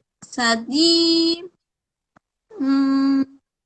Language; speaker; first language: French; non-native, fluent; Spanish